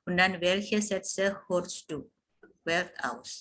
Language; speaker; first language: German; non-native, fluent; Indonesian